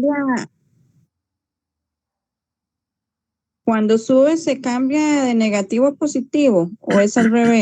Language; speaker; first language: Spanish; native; Spanish